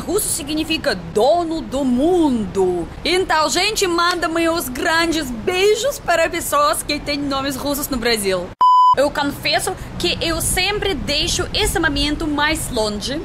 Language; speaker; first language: Portuguese; non-native, fluent; Russian